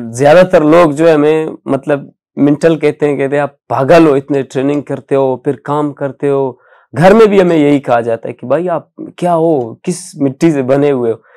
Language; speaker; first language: Urdu; non-native, local second language; Baluchi